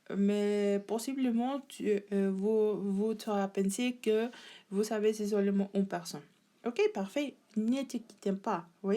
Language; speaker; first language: French; non-native, learner; Spanish